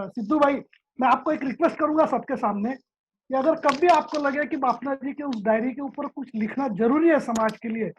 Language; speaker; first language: Hindi; non-native, local second language; Marathi